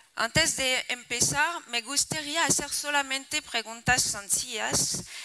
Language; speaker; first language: Spanish; non-native, fluent; French